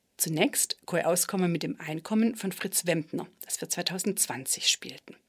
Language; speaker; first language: German; native; German